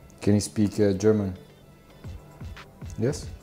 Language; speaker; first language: English; non-native, learner; Dutch